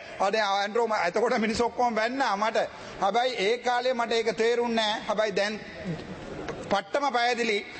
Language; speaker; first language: Sinhala; non-native, local second language; Tamil